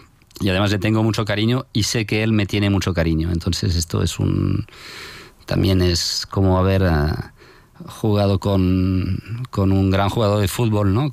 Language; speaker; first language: Spanish; non-native, fluent; French